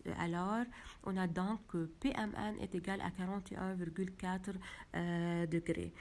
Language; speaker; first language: French; non-native, local second language; Arabic